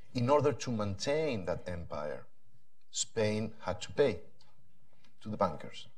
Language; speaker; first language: English; non-native, fluent; Spanish